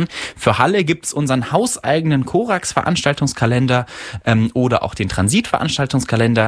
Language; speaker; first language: German; native; German